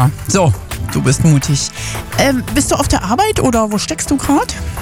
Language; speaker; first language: German; native; German